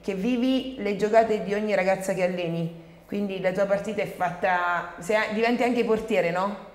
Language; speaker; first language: Italian; native; Italian